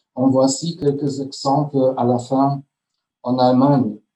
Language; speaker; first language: French; non-native, fluent; German